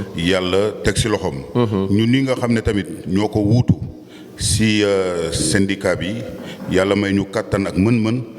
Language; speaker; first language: Wolof; non-native, local second language; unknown